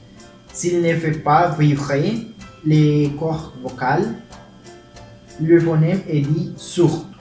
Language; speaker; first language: French; non-native, learner; Spanish